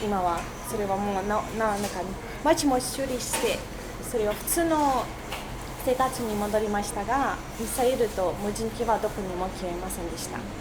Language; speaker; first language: Japanese; non-native, fluent; Russian